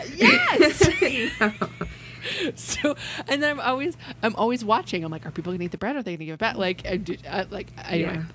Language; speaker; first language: English; native; English